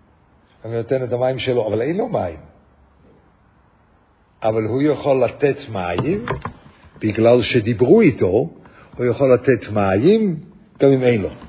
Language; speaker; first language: Hebrew; non-native, fluent; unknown